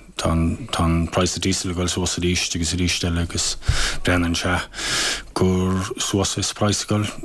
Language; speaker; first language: Irish; native; Irish